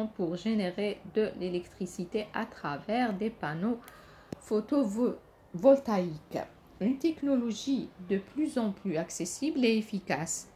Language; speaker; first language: French; non-native, local second language; Arabic